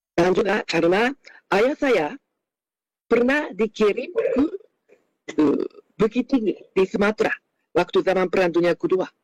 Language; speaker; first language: Indonesian; non-native, fluent; Japanese